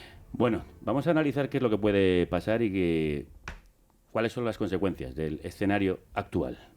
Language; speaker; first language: Spanish; native; Spanish